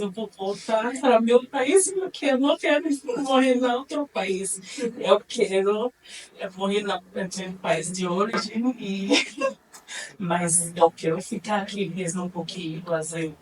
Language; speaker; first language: Portuguese; non-native, learner; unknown